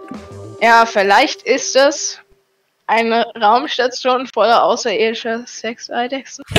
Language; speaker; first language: German; native; German